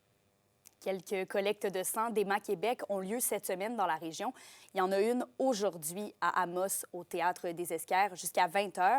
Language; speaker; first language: French; native; French